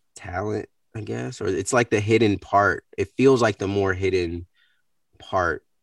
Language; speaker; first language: English; native; English